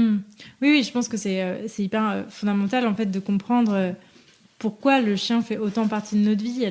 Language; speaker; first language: French; native; French